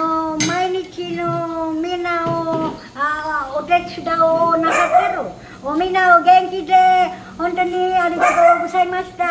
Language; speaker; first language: Japanese; non-native, learner; Filipino